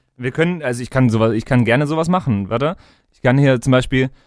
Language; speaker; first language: German; native; German